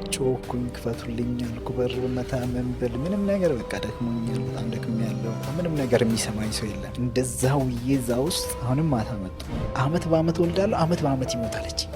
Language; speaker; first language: Amharic; non-native, local second language; Oromo